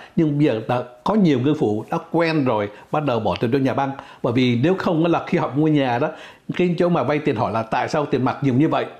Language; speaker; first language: Vietnamese; native; Vietnamese